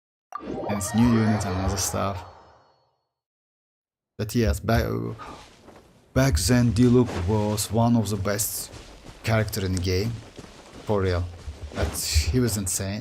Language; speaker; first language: English; non-native, fluent; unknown